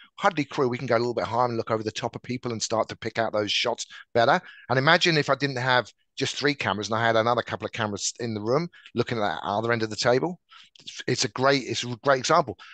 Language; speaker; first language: English; native; English